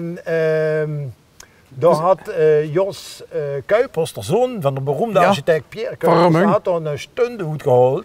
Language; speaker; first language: Dutch; native; Dutch